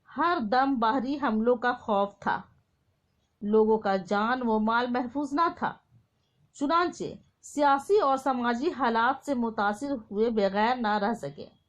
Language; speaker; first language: Urdu; native; Urdu